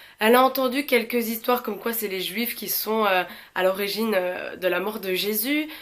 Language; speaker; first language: French; native; French